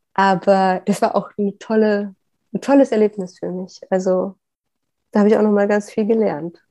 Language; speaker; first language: German; native; German